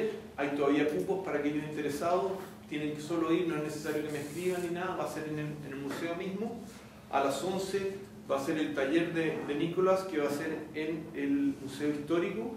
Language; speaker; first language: Spanish; native; Spanish